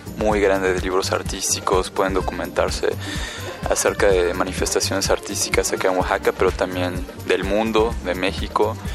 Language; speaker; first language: Spanish; native; Spanish